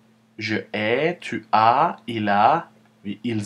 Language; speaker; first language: French; non-native, fluent; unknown